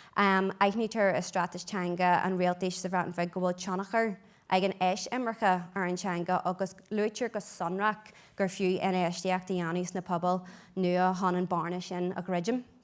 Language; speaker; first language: Irish; non-native, local second language; English